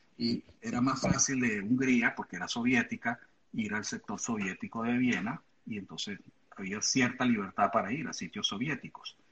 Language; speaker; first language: Spanish; native; Spanish